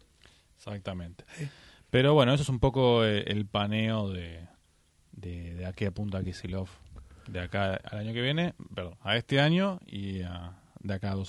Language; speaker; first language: Spanish; native; Spanish